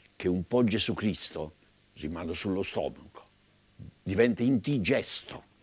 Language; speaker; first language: Italian; native; Italian